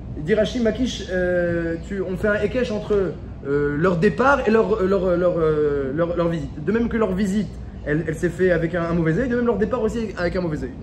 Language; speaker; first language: French; native; French